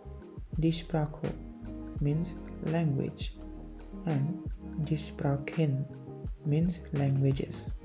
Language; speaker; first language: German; non-native, fluent; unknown